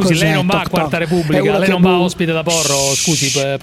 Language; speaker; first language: Italian; native; Italian